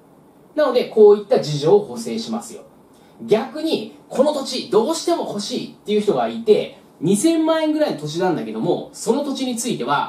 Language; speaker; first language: Japanese; native; Japanese